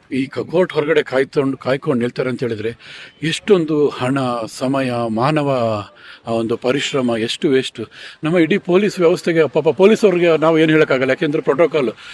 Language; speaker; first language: Kannada; non-native, local second language; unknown